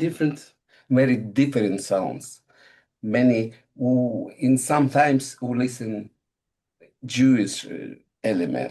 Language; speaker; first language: English; non-native, learner; Russian